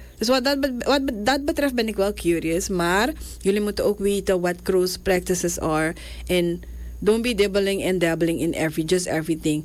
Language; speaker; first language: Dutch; native; Dutch